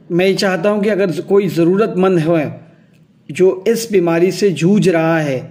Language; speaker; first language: Hindi; non-native, local second language; Urdu